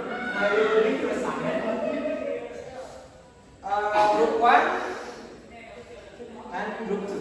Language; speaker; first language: English; non-native, learner; Indonesian